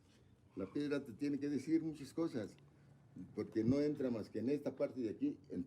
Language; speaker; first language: Spanish; native; Spanish